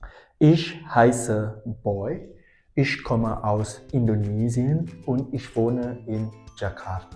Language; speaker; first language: German; non-native, fluent; Indonesian